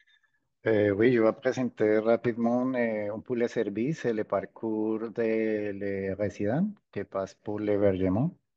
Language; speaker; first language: French; non-native, fluent; Spanish